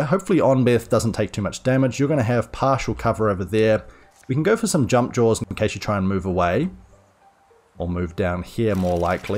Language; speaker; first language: English; native; English